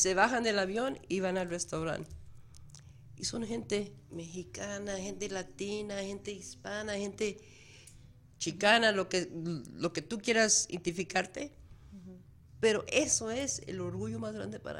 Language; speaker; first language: Spanish; early bilingual, heritage; Spanish